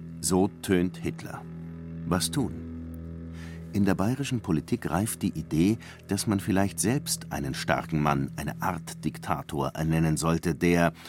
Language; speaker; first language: German; native; German